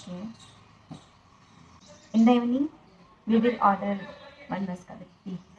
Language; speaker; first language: English; non-native, learner; Hindi